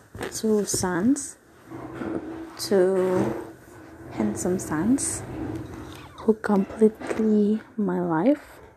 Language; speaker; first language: English; non-native, learner; Indonesian